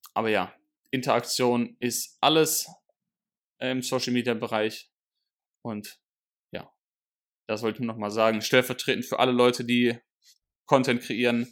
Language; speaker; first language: German; native; German